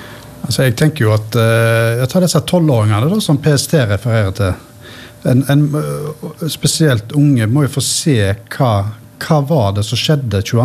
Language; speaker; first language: Norwegian; native; Norwegian